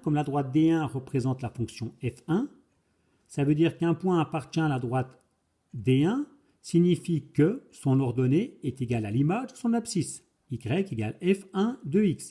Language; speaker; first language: French; native; French